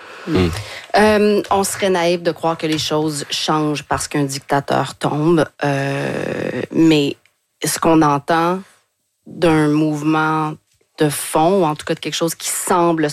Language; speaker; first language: French; native; French